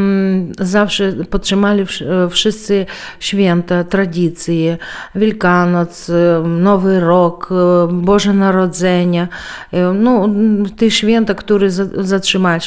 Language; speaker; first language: Polish; early bilingual, heritage; Polish